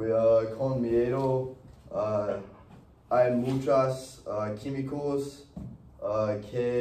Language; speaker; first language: Spanish; non-native, learner; English